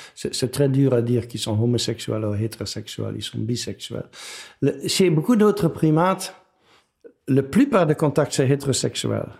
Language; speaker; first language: French; non-native, fluent; Dutch